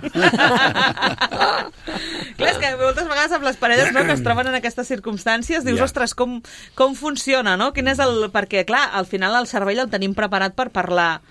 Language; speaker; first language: Catalan; native; Catalan